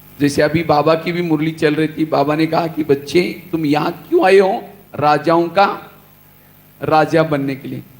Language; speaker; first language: Hindi; non-native, local second language; Marathi